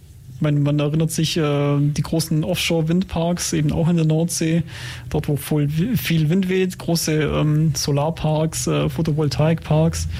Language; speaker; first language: German; native; German